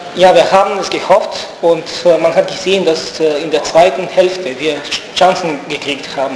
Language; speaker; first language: German; non-native, fluent; Bulgarian